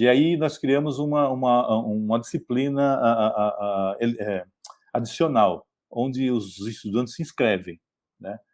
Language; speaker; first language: Portuguese; native; Portuguese